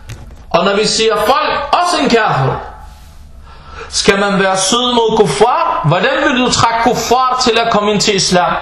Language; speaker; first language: Danish; non-native, fluent; Arabic